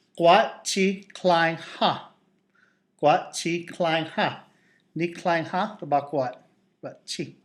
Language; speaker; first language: Khmer; non-native, fluent; English